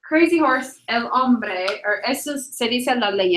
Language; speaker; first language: Spanish; non-native, fluent; English